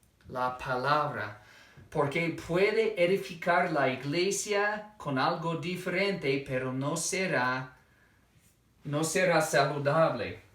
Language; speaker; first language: Spanish; non-native, fluent; English